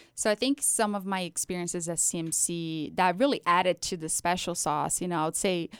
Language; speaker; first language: English; non-native, fluent; Portuguese